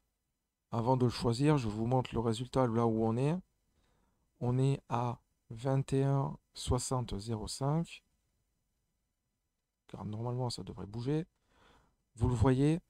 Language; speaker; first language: French; native; French